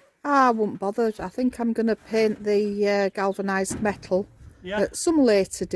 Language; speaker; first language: English; native; English